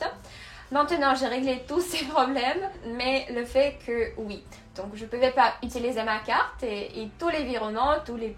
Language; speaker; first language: French; non-native, fluent; Russian